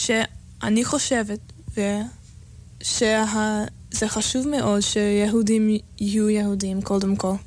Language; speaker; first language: Hebrew; non-native, learner; English